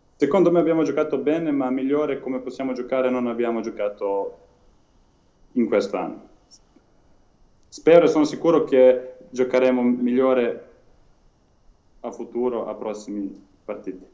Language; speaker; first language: Italian; non-native, learner; Serbian